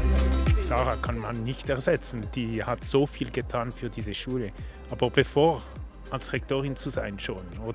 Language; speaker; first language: German; native; German